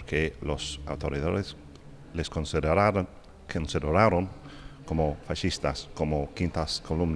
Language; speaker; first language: Spanish; non-native, fluent; English